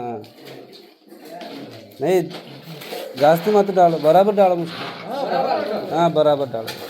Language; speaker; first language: Hindi; non-native, local second language; Malayalam